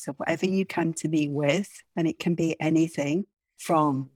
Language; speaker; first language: English; native; English